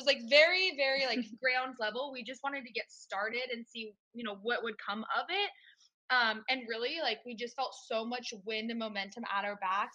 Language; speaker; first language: English; native; English